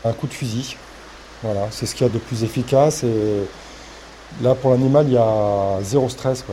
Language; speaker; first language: French; native; French